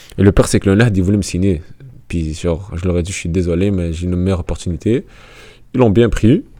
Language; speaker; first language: French; native; French